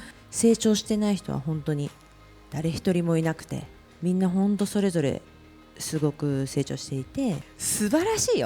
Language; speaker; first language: Japanese; native; Japanese